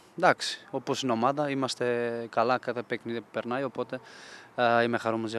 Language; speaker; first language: Greek; non-native, fluent; Portuguese